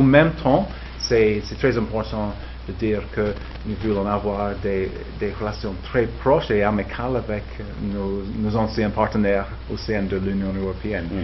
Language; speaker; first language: French; non-native, fluent; English